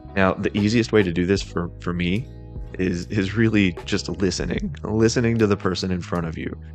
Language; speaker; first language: English; native; English